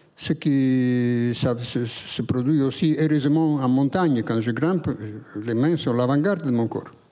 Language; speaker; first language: French; non-native, fluent; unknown